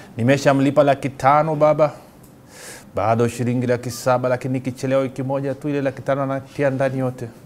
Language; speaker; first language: Swahili; native; Swahili